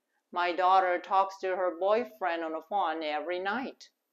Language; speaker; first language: English; non-native, fluent; Japanese